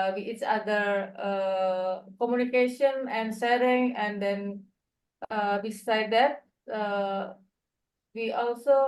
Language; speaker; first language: English; non-native, learner; Indonesian